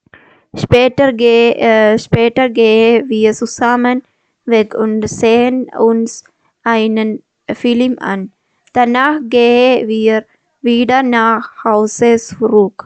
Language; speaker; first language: German; non-native, learner; Malayalam